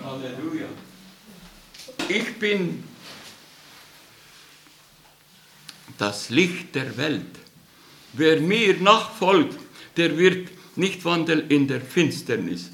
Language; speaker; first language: German; non-native, fluent; Estonian